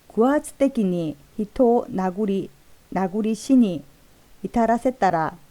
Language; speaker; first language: Japanese; non-native, fluent; Korean